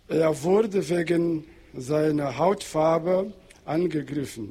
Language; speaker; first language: German; non-native, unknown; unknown